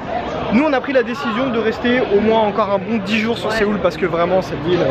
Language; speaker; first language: French; native; French